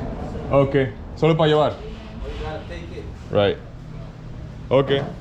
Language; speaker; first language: Spanish; non-native, fluent; English